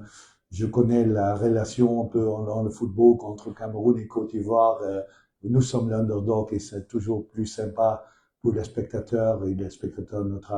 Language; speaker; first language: French; non-native, learner; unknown